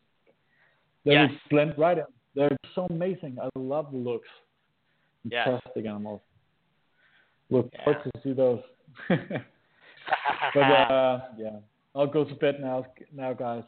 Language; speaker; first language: English; non-native, fluent; Danish